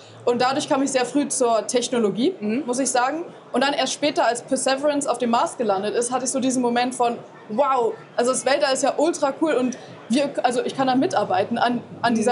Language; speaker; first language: German; native; German